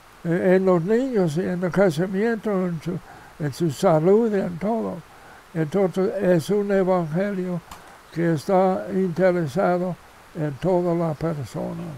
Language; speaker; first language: Spanish; non-native, fluent; English